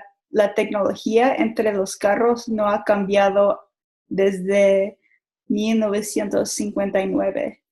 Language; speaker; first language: Spanish; non-native, learner; English